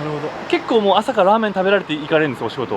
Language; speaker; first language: Japanese; native; Japanese